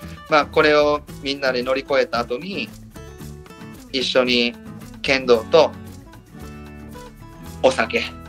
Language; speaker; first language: Japanese; native; Japanese